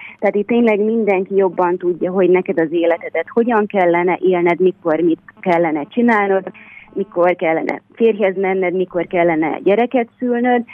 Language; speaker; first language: Hungarian; native; Hungarian